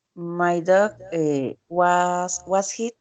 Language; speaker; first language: English; non-native, learner; Spanish